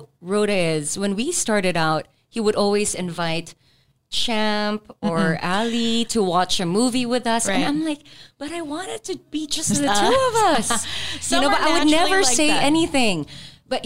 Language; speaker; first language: English; non-native, local second language; Filipino